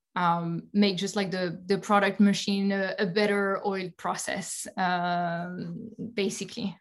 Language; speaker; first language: English; non-native, fluent; French